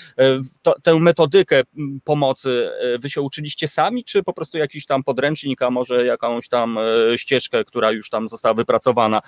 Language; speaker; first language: Polish; native; Polish